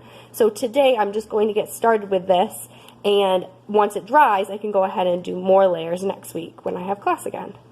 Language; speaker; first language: English; native; English